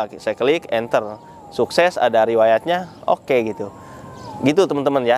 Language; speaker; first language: Indonesian; native; Indonesian